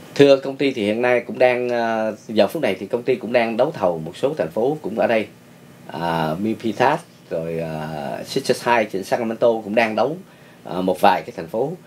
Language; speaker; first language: Vietnamese; native; Vietnamese